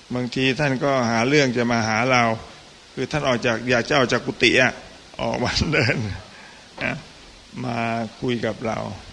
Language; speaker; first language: Thai; native; Thai